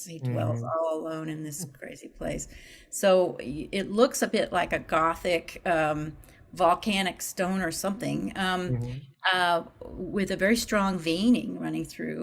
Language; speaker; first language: English; native; English